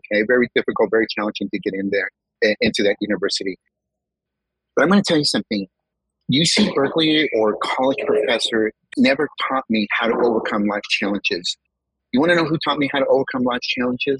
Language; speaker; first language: English; early bilingual, other home language; Spanish